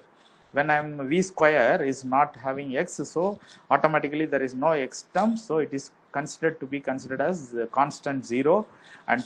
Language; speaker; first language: English; non-native, local second language; Tamil